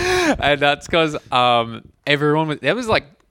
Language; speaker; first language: English; native; English